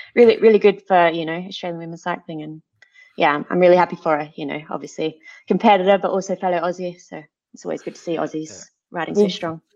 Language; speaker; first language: English; native; English